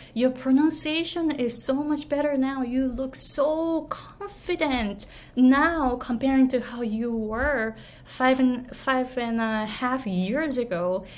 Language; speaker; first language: English; non-native, fluent; Japanese